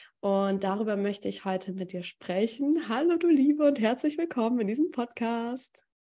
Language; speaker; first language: German; native; German